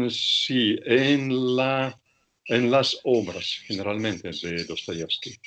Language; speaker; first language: Spanish; non-native, fluent; Russian